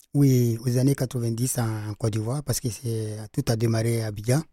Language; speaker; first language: French; non-native, local second language; Fula